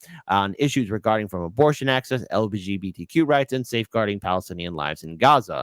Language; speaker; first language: English; native; English